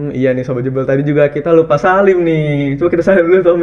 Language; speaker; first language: Indonesian; native; Indonesian